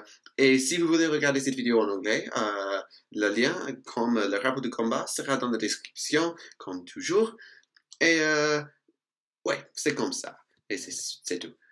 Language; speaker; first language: French; non-native, fluent; English